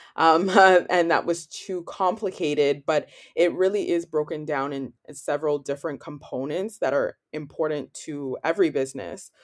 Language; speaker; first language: English; native; English